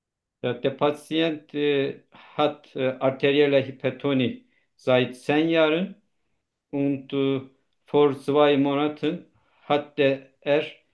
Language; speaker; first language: German; non-native, learner; Turkish